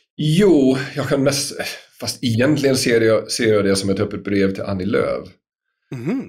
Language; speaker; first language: Swedish; non-native, fluent; English